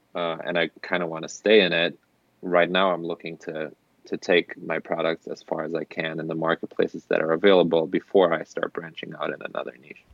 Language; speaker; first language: English; non-native, fluent; German